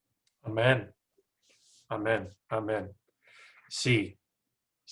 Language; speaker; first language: Spanish; non-native, learner; English